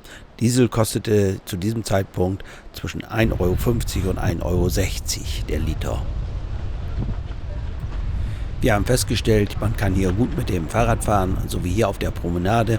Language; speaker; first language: German; native; German